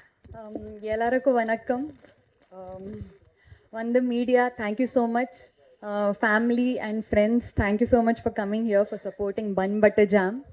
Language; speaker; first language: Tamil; non-native, learner; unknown